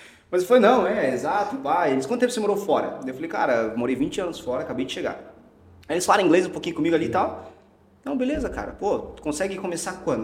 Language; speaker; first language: Portuguese; early bilingual, heritage; Portuguese